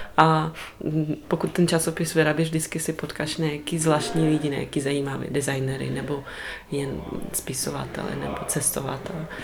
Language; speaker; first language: Czech; non-native, fluent; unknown